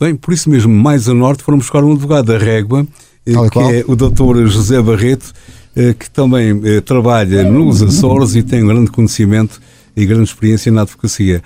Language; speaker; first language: Portuguese; native; Portuguese